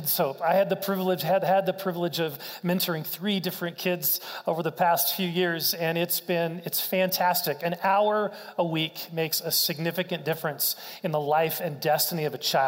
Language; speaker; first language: English; native; English